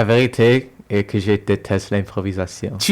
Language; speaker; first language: French; non-native, local second language; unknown